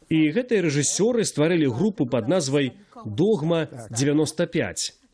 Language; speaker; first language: Belarusian; native; Belarusian